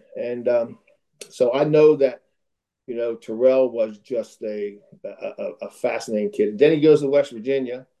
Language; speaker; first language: English; native; English